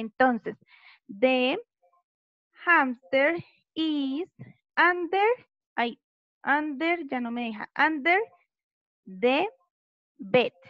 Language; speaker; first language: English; non-native, learner; Spanish